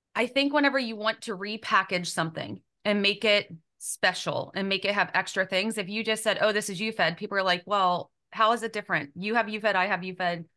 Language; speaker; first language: English; native; English